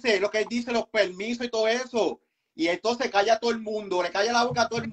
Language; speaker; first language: Spanish; native; Spanish